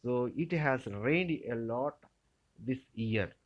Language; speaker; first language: English; non-native, local second language; Telugu